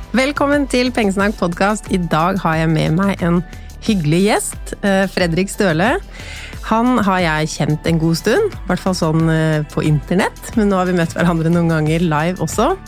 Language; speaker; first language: Norwegian; native; Norwegian